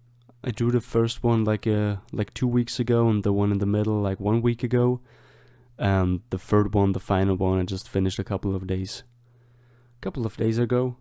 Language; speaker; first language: English; non-native, fluent; German